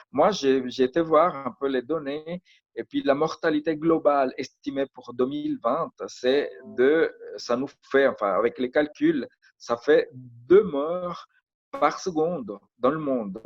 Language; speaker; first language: French; non-native, fluent; Spanish